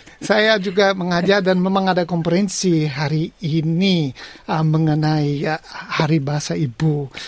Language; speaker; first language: Indonesian; non-native, fluent; English